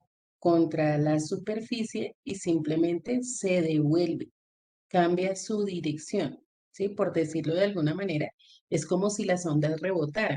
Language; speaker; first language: Spanish; native; Spanish